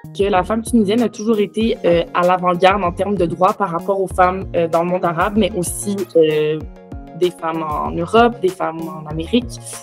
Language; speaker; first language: French; early bilingual, other home language; Arabic